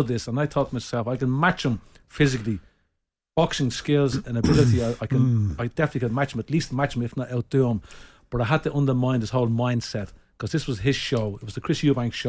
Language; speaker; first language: English; native; English